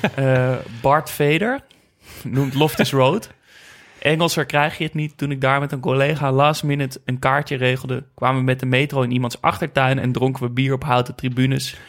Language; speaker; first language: Dutch; native; Dutch